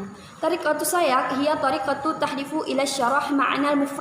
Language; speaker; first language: Arabic; non-native, learner; Indonesian